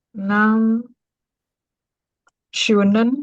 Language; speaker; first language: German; non-native, learner; Indonesian